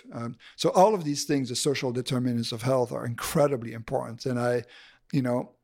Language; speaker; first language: English; non-native, fluent; French